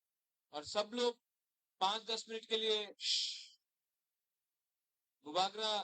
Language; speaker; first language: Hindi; non-native, local second language; Kok Borok